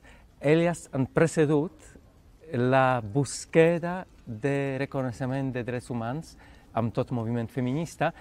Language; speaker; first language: Catalan; non-native, fluent; Polish